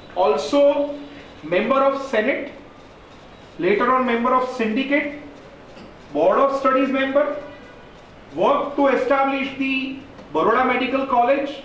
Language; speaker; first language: English; non-native, local second language; Gujarati